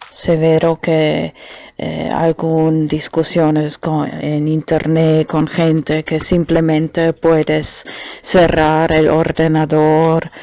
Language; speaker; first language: Spanish; non-native, fluent; German